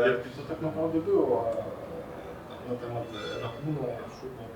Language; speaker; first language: Polish; non-native, learner; Ukrainian